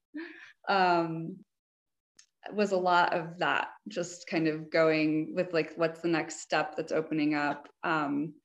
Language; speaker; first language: English; native; English